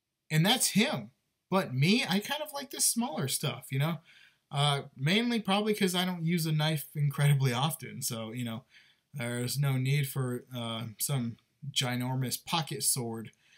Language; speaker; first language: English; native; English